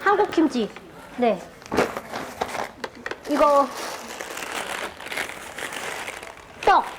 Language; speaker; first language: Korean; non-native, local second language; Lao